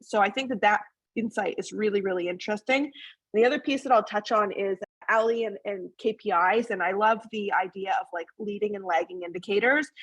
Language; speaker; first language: English; native; English